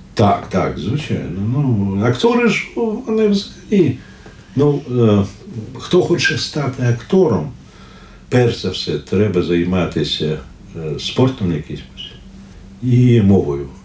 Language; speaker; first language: Ukrainian; non-native, fluent; Russian